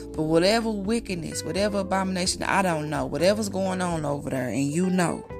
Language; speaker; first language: English; native; English